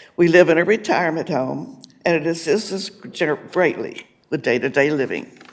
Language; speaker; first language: English; native; English